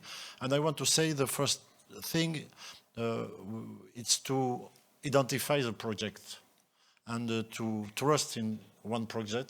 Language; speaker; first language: English; non-native, local second language; French